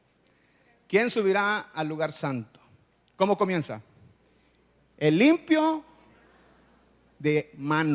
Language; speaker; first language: Spanish; native; Spanish